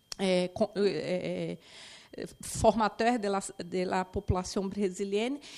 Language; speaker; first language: French; non-native, fluent; Portuguese